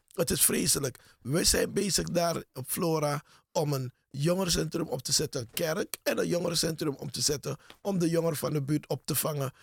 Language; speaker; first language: Dutch; native; Dutch